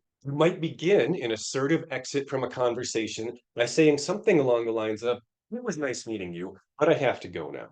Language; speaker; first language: English; native; English